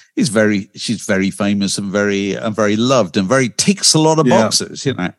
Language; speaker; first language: English; native; English